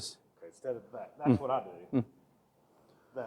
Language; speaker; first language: English; native; English